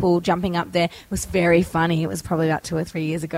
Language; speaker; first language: English; native; English